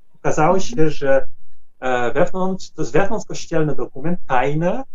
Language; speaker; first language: Polish; non-native, fluent; Dutch